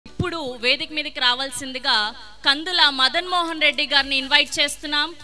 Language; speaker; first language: Telugu; native; Telugu